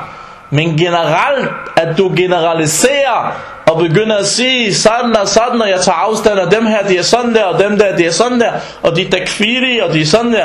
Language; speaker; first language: Danish; early bilingual, other home language; Arabic